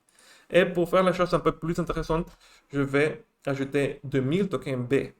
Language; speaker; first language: French; non-native, fluent; Spanish